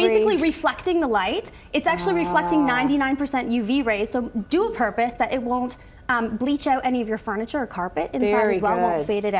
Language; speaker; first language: English; native; English